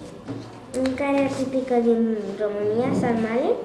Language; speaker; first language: Romanian; early bilingual, heritage; Romanian